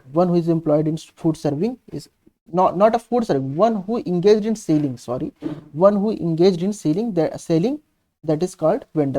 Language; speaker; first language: Hindi; native; Hindi